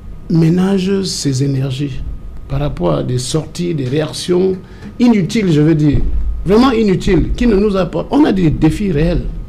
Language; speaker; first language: French; non-native, local second language; English